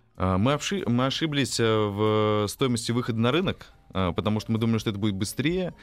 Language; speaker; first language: Russian; native; Russian